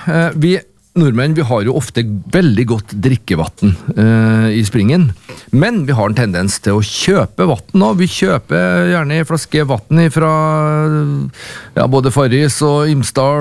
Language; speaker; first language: Norwegian; native; Norwegian